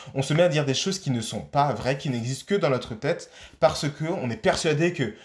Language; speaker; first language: French; native; French